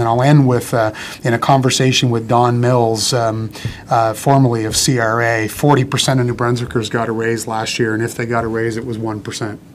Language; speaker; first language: English; native; English